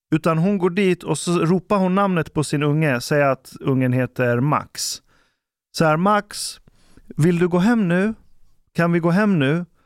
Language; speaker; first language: Swedish; early bilingual, other home language; Persian